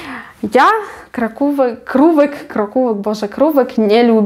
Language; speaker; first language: Polish; non-native, fluent; Ukrainian